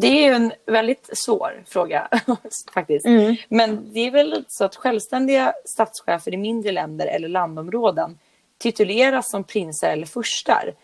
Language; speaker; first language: Swedish; native; Swedish